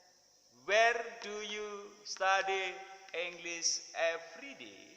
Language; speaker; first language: English; non-native, fluent; Indonesian